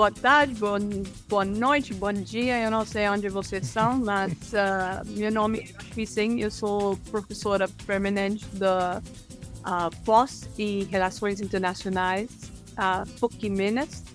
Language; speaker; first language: Portuguese; non-native, fluent; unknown